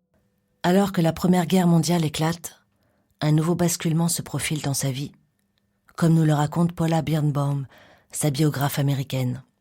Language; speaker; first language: French; native; French